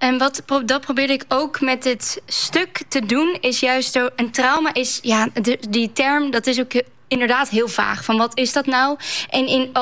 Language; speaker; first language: Dutch; non-native, local second language; Western Frisian